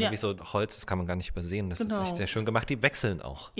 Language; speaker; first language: German; native; German